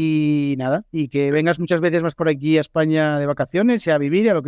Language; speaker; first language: Spanish; native; Spanish